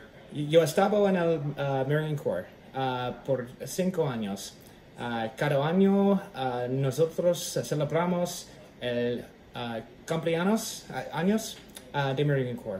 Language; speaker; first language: Spanish; non-native, learner; English